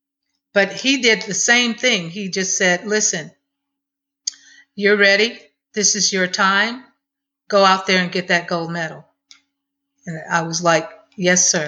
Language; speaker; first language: English; native; English